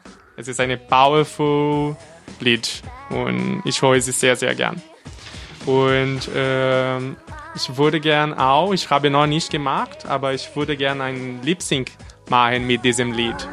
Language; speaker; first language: German; non-native, fluent; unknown